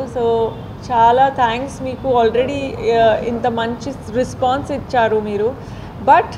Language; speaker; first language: Telugu; non-native, fluent; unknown